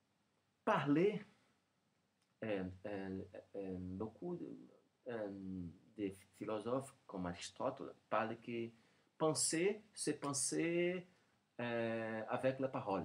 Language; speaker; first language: French; non-native, learner; Portuguese